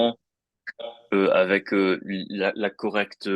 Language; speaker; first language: French; non-native, fluent; English